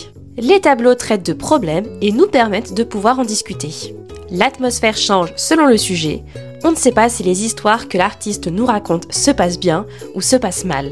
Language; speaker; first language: French; native; French